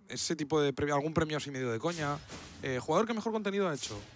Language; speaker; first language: Spanish; native; Spanish